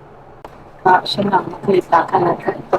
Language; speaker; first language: Chinese; native; Chinese